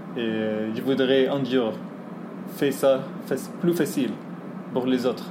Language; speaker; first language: French; non-native, learner; Arabic